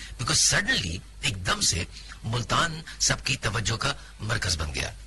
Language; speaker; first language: Urdu; native; Urdu